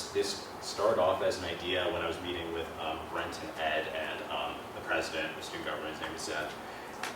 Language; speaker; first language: English; native; English